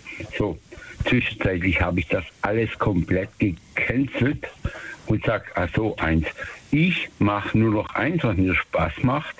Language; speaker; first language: German; native; German